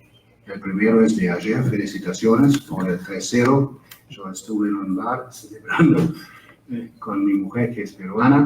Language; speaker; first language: Spanish; non-native, fluent; German